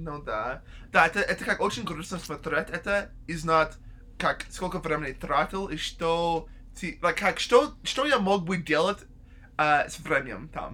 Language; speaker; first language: Russian; non-native, learner; English